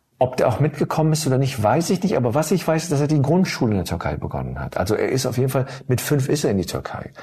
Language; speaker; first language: German; early bilingual, other home language; Turkish